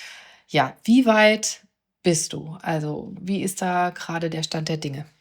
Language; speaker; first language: German; native; German